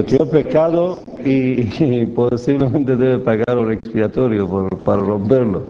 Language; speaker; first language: Spanish; non-native, fluent; Persian